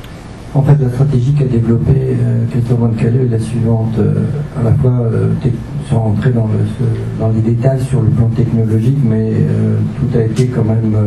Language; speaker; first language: French; native; French